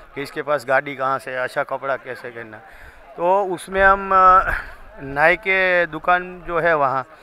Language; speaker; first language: Hindi; non-native, local second language; Gujarati